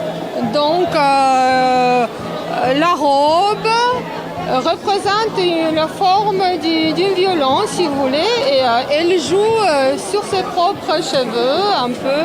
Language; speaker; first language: French; non-native, learner; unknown